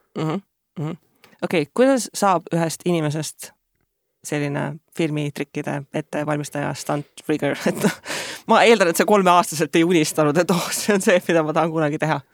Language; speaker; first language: Estonian; native; Estonian